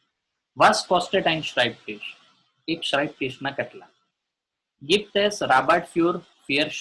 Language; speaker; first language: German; non-native, learner; Gujarati